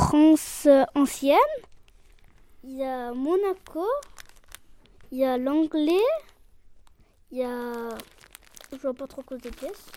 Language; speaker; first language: French; early bilingual, other home language; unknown